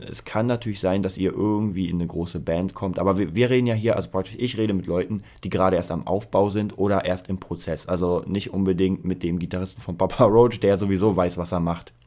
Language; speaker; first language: German; early bilingual, other home language; Polish